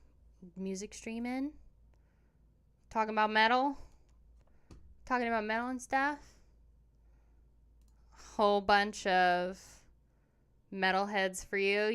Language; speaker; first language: English; native; English